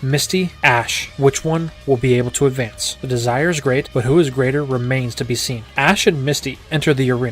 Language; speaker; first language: English; native; English